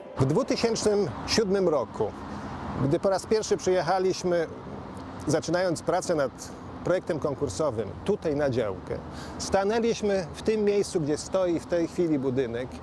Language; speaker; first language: Polish; native; Polish